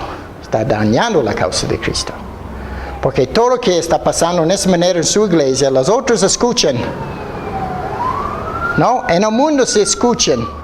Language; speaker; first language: Spanish; non-native, fluent; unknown